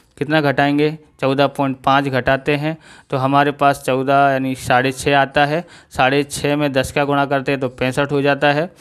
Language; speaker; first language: Hindi; non-native, local second language; Gujarati